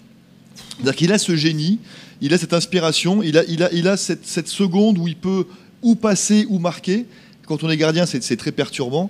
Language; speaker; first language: French; native; French